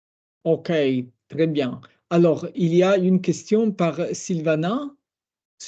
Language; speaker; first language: French; non-native, fluent; Italian